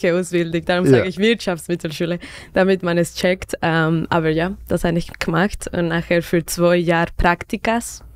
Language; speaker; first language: German; non-native, fluent; Spanish